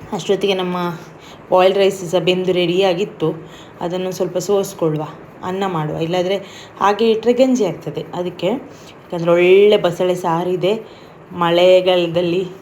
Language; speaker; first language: Kannada; non-native, local second language; Tulu